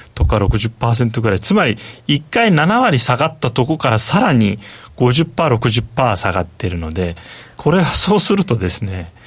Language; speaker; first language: Japanese; non-native, fluent; Turkish